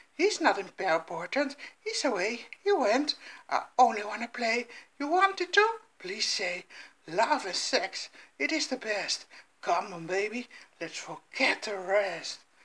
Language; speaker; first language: English; non-native, fluent; Dutch